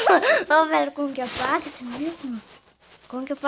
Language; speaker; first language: Portuguese; native; Portuguese